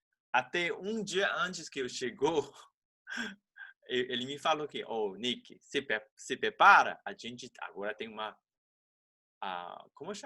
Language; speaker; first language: Portuguese; non-native, fluent; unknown